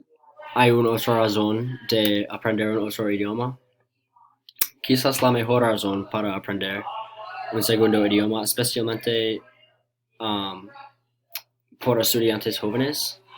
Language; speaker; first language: Spanish; non-native, learner; English